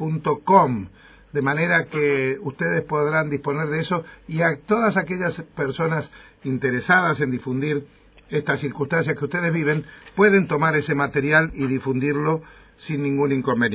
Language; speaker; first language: Spanish; native; Spanish